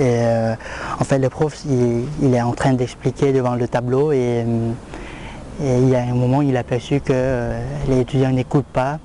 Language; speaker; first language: French; non-native, fluent; Lao